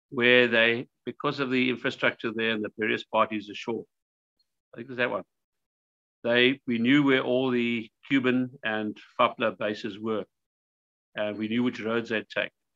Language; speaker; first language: English; native; English